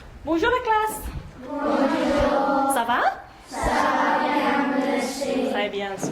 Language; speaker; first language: French; non-native, fluent; English